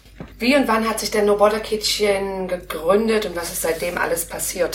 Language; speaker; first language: German; native; German